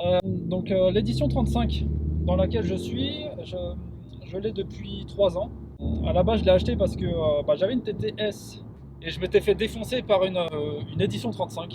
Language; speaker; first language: French; native; French